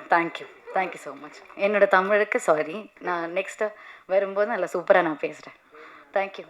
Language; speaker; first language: Tamil; non-native, learner; Malayalam